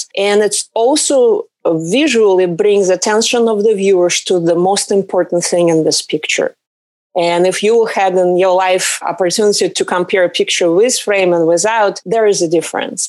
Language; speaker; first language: English; non-native, fluent; Russian